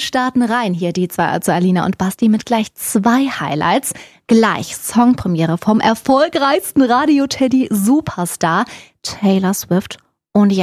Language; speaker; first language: German; native; German